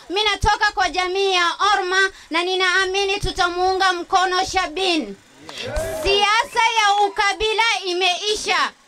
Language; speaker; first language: Swahili; non-native, local second language; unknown